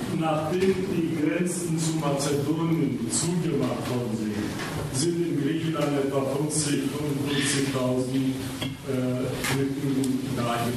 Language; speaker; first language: German; non-native, fluent; Greek